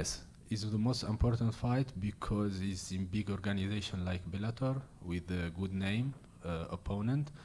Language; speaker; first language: English; non-native, learner; Arabic